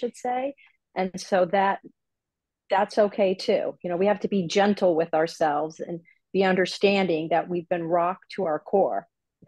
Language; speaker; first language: English; native; English